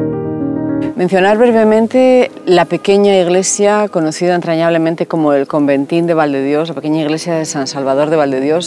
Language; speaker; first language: Spanish; native; Spanish